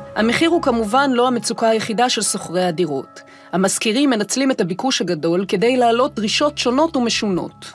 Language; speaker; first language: Hebrew; native; Hebrew